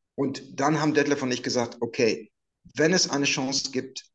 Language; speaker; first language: German; native; German